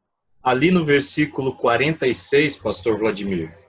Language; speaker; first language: Portuguese; native; Portuguese